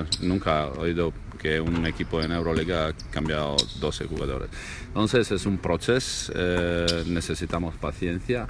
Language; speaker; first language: Spanish; non-native, learner; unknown